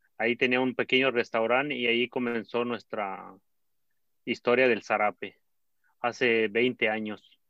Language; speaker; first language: Spanish; native; Spanish